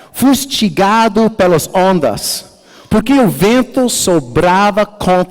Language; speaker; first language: Portuguese; non-native, learner; English